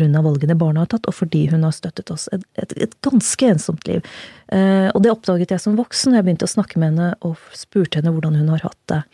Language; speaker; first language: Norwegian; early bilingual, other home language; Urdu